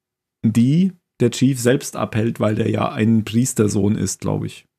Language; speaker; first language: German; native; German